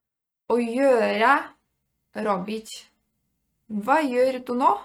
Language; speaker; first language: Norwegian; non-native, fluent; Polish